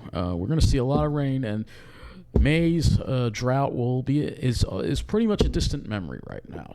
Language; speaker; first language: English; native; English